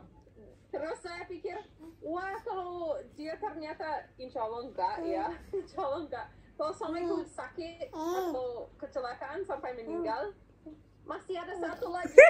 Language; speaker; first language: Indonesian; non-native, fluent; English